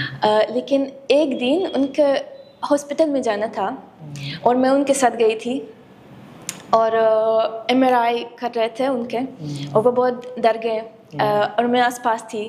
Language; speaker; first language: Hindi; non-native, fluent; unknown